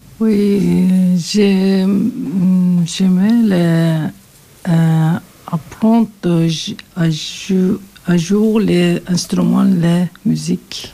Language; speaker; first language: French; non-native, learner; Turkish